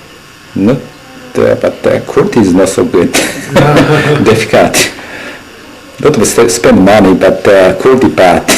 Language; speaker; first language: English; non-native, learner; Japanese